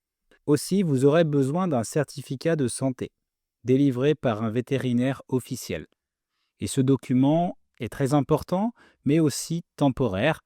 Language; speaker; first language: French; native; French